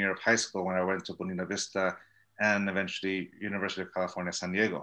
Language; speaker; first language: English; native; English